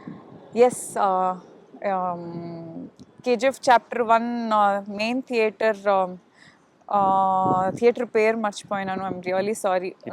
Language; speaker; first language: Telugu; non-native, learner; Kannada